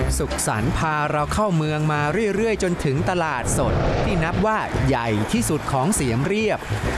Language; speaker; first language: Thai; native; Thai